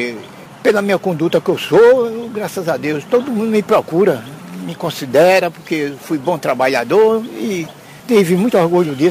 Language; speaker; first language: Portuguese; native; Portuguese